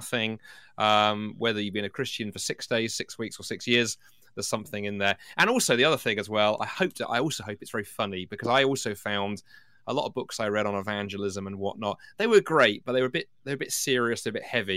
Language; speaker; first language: English; native; English